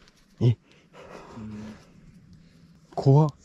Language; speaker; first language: Japanese; native; Japanese